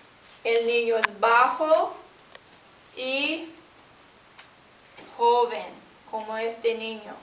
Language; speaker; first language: Spanish; non-native, fluent; English